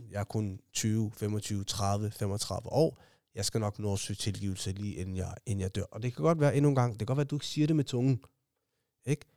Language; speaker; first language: Danish; early bilingual, other home language; Somali